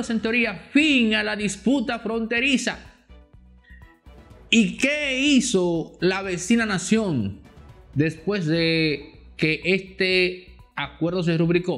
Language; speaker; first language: Spanish; native; Spanish